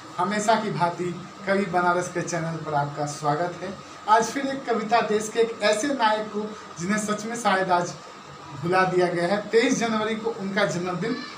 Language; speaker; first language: Hindi; native; Hindi